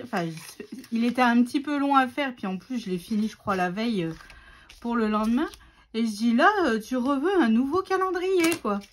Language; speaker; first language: French; native; French